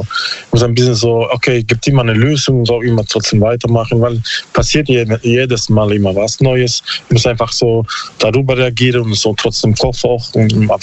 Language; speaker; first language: German; non-native, learner; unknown